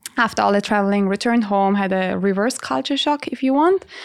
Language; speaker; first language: English; non-native, fluent; Italian